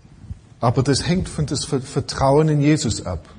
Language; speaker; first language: German; non-native, fluent; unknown